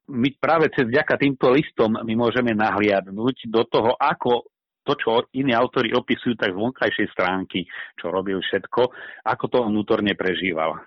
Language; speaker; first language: Slovak; native; Slovak